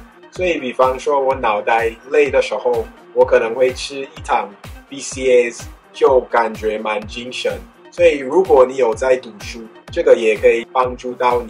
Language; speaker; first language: Chinese; non-native, fluent; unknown